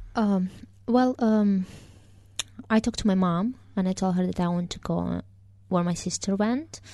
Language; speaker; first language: English; non-native, fluent; Romanian